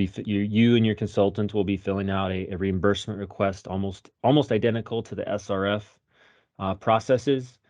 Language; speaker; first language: English; native; English